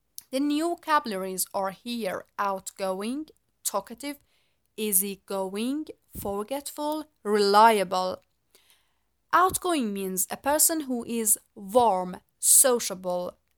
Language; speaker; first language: English; non-native, fluent; Persian